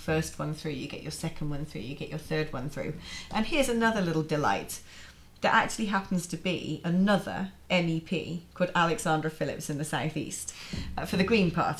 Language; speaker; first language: English; native; English